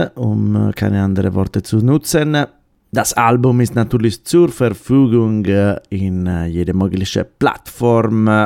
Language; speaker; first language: German; non-native, fluent; Italian